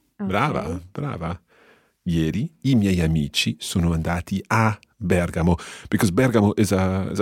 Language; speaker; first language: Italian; non-native, fluent; English